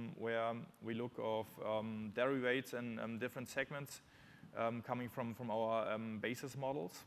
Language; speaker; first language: English; non-native, fluent; German